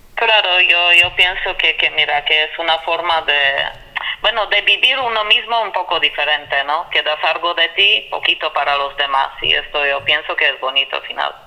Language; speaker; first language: Spanish; non-native, fluent; Polish